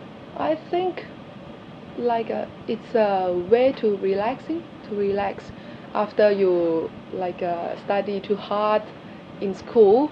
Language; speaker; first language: English; non-native, learner; Thai